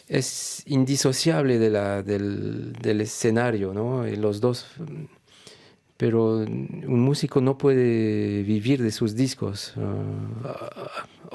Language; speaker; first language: Spanish; non-native, fluent; French